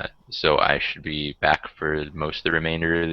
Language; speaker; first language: English; native; English